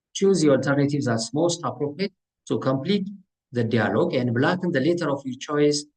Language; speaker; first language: English; non-native, local second language; Amharic